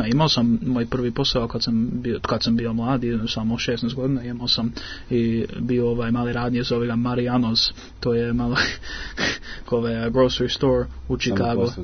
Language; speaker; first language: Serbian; early bilingual, heritage; English